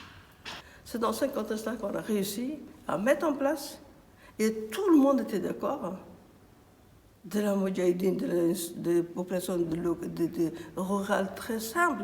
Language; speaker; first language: French; non-native, fluent; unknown